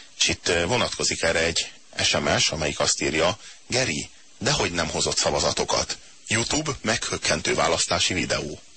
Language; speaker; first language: Hungarian; native; Hungarian